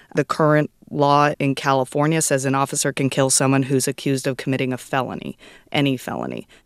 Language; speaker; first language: English; native; English